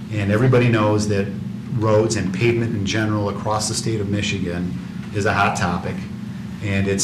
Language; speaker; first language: English; native; English